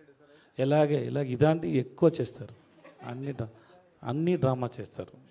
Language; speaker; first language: Telugu; non-native, learner; Tamil